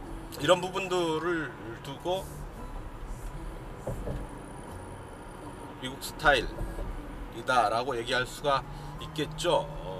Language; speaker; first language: Korean; native; Korean